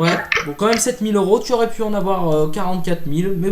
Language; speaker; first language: French; native; French